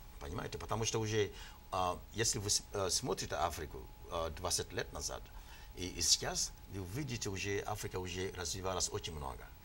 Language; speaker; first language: Russian; non-native, fluent; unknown